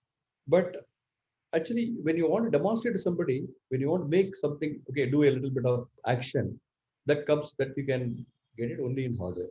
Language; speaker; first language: English; non-native, local second language; Tamil